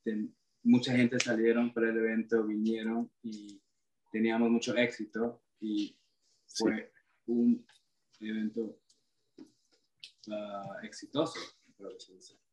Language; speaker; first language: Spanish; early bilingual, heritage; Spanish